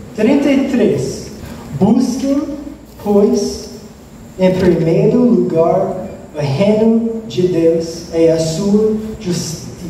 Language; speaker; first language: Portuguese; non-native, learner; English